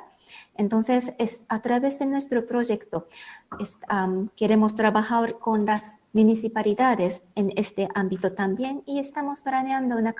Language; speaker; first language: Spanish; non-native, fluent; Japanese